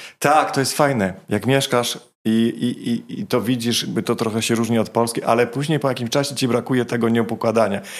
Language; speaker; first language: Polish; native; Polish